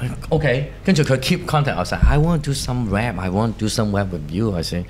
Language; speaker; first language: English; non-native, local second language; Cantonese